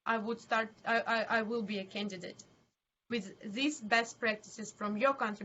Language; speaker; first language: English; non-native, learner; Ukrainian